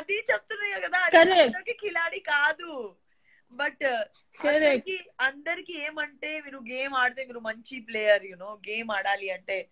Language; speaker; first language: Telugu; non-native, learner; Gujarati